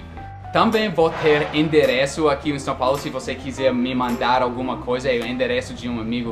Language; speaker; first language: Portuguese; non-native, fluent; English